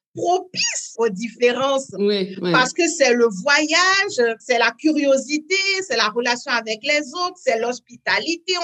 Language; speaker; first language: French; native; French